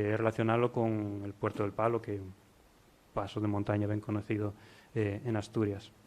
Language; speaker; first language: Spanish; non-native, local second language; Galician